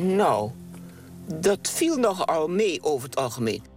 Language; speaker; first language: Dutch; native; Dutch